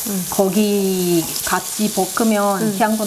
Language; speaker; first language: Korean; non-native, learner; Indonesian